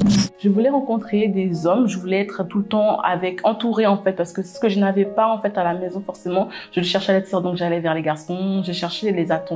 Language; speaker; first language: French; native; French